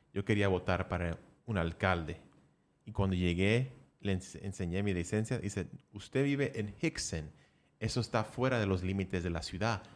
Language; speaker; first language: Spanish; early bilingual, heritage; Spanish